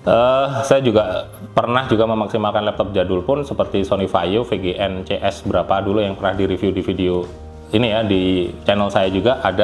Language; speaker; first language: Indonesian; native; Indonesian